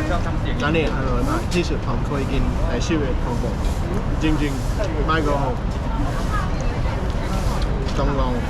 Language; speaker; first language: Thai; non-native, fluent; English